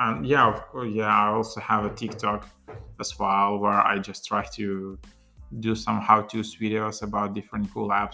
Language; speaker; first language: English; non-native, fluent; Ukrainian